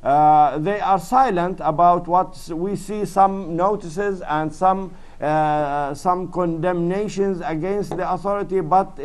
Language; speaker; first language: English; non-native, fluent; Arabic